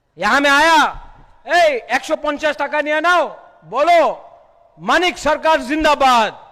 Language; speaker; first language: Hindi; non-native, local second language; Kok Borok